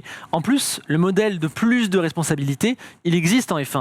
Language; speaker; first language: French; native; French